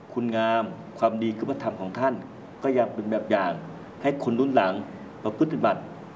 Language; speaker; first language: Thai; native; Thai